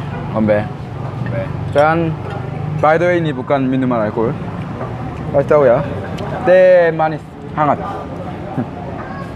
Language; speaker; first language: Indonesian; non-native, fluent; Korean